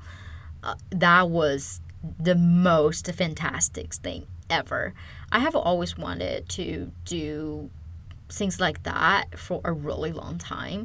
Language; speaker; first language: English; non-native, fluent; Chinese